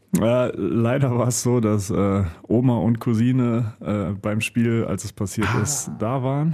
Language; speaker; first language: German; native; German